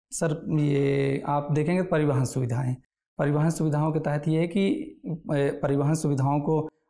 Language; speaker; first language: Hindi; native; Hindi